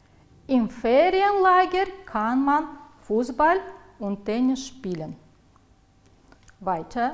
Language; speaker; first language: German; non-native, fluent; Uzbek